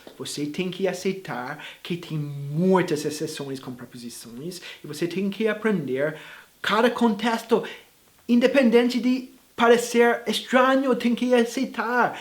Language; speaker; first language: Portuguese; non-native, fluent; English